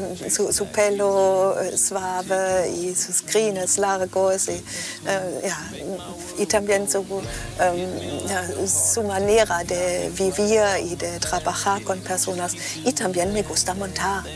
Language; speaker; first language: Spanish; non-native, fluent; German